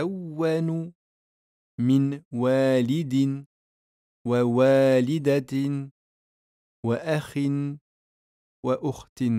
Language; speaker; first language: Arabic; non-native, fluent; French